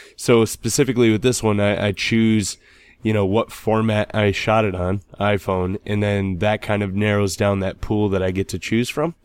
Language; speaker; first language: English; native; English